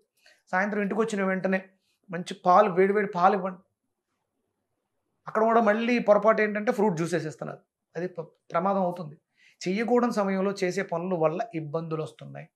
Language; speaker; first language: Telugu; native; Telugu